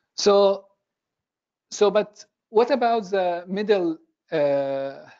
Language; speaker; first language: English; non-native, fluent; Arabic